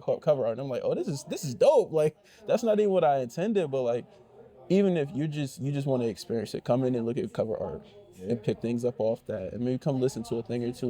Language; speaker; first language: English; native; English